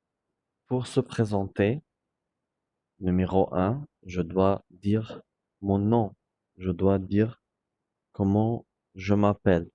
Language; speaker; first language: French; non-native, fluent; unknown